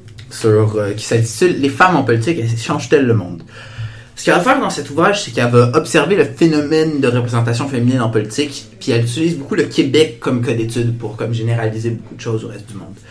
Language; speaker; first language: French; native; French